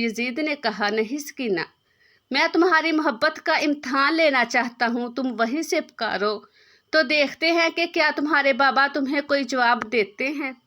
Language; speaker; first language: Urdu; native; Urdu